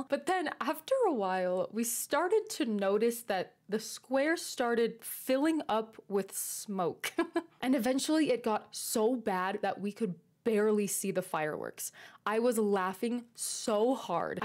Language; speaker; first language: English; native; English